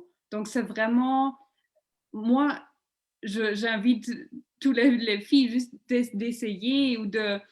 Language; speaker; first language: French; non-native, local second language; German